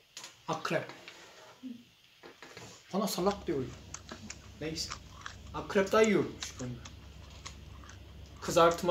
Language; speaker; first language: Turkish; non-native, learner; Korean